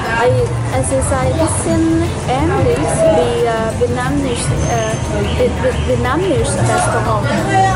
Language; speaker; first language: German; non-native, learner; Chinese